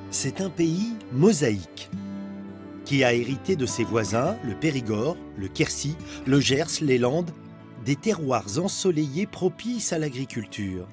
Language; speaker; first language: French; native; French